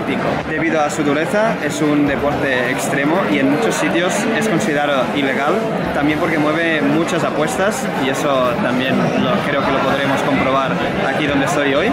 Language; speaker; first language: Spanish; non-native, local second language; Catalan